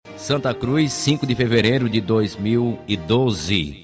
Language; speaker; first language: Portuguese; native; Portuguese